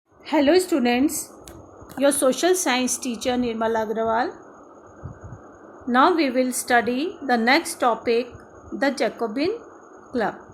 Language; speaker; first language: English; non-native, local second language; Hindi